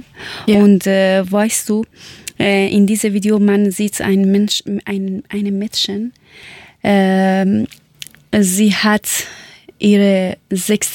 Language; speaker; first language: German; non-native, learner; Persian